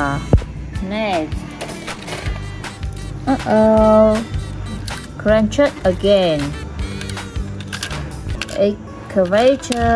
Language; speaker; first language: English; non-native, learner; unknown